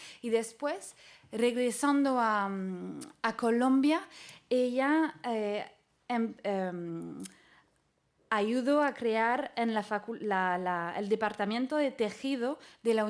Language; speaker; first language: Spanish; non-native, fluent; French